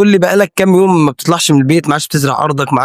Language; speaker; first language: Arabic; native; Arabic